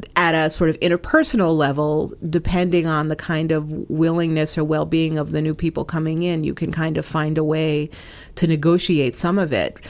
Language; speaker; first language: English; native; English